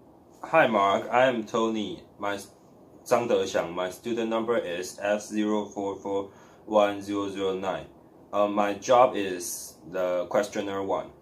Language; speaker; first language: English; non-native, learner; Chinese